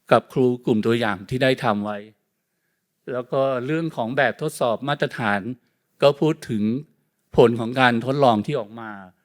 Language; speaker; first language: Thai; native; Thai